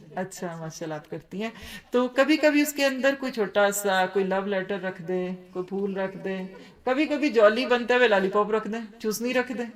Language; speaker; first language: Urdu; native; Urdu